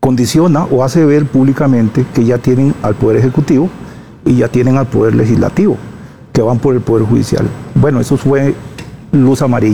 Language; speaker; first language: Spanish; native; Spanish